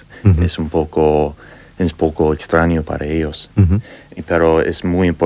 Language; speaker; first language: Spanish; non-native, learner; English